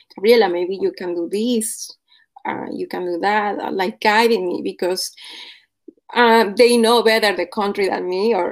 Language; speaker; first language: English; non-native, fluent; Spanish